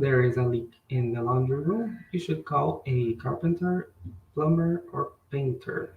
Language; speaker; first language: English; non-native, fluent; Portuguese